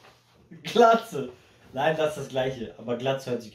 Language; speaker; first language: German; early bilingual, heritage; Polish